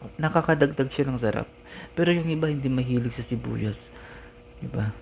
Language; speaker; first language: Filipino; non-native, local second language; Iloko